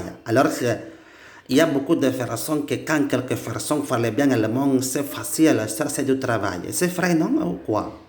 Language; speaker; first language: French; non-native, learner; Indonesian